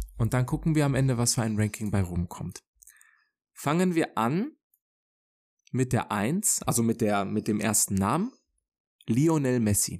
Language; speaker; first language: German; native; German